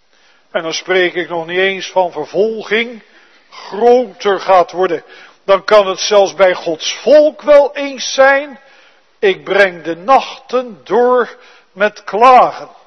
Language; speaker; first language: Dutch; native; Dutch